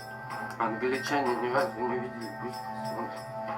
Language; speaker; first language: Russian; native; Russian